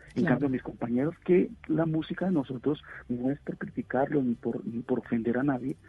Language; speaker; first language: Spanish; native; Spanish